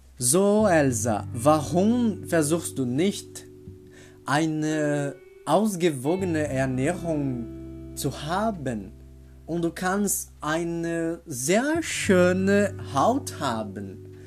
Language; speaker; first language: German; non-native, learner; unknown